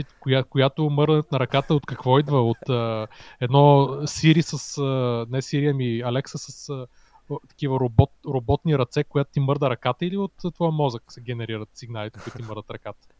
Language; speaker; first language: Bulgarian; native; Bulgarian